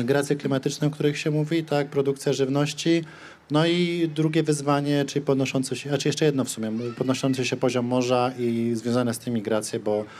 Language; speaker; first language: Polish; native; Polish